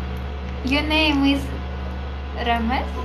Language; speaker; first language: English; non-native, learner; Russian